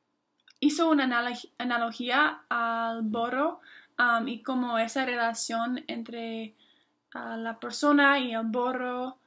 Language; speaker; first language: Spanish; non-native, fluent; English